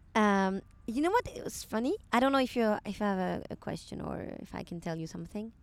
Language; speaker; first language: English; non-native, fluent; French